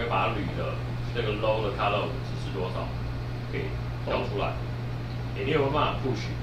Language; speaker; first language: Chinese; native; Chinese